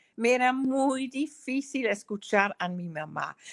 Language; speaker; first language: Spanish; non-native, fluent; German